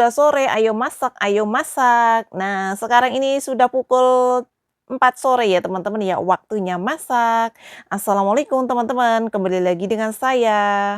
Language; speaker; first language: Indonesian; non-native, local second language; Javanese